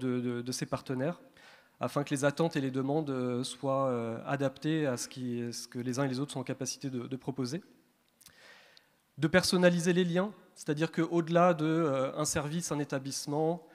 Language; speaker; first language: French; native; French